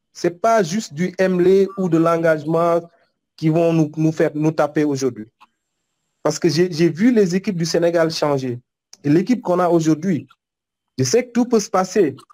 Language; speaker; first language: French; non-native, local second language; Wolof